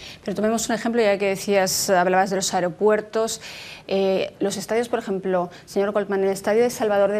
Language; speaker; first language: Spanish; native; Spanish